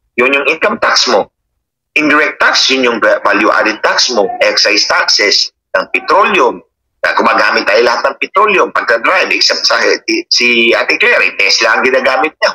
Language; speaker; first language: Filipino; non-native, local second language; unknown